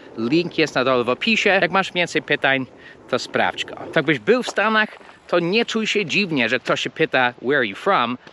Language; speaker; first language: Polish; early bilingual, heritage; Polish